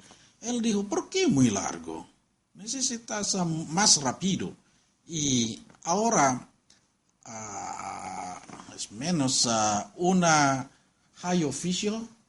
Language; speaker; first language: Spanish; non-native, learner; Indonesian